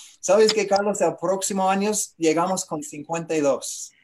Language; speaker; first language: Spanish; non-native, learner; English